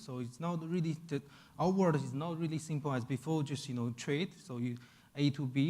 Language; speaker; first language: English; non-native, fluent; Chinese